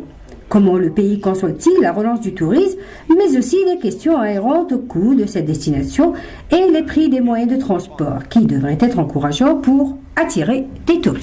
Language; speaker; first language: French; native; French